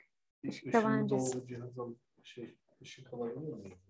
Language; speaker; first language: Turkish; native; Turkish